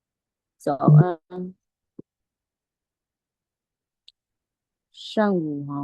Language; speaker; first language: Chinese; non-native, learner; Lao